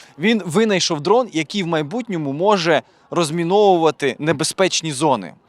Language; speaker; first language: Ukrainian; native; Ukrainian